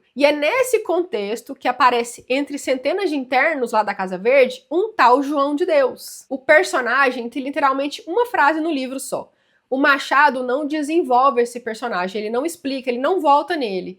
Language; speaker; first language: Portuguese; native; Portuguese